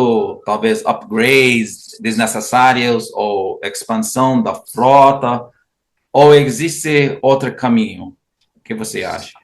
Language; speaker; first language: Portuguese; non-native, fluent; English